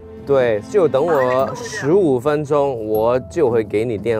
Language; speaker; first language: Chinese; non-native, local second language; Cantonese